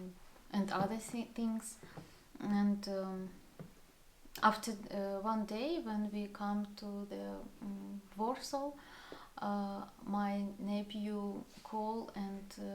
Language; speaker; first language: English; non-native, learner; Russian